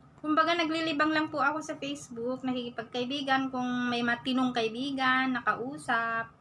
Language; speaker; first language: Filipino; non-native, local second language; Iloko